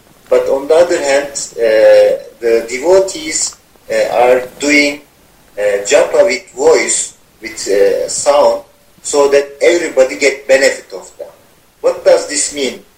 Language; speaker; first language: English; non-native, fluent; Turkish